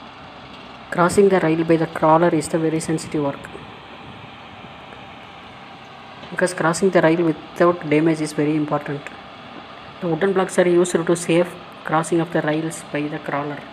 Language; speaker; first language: English; non-native, local second language; Tamil